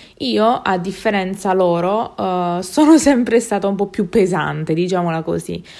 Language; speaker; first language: Italian; native; Italian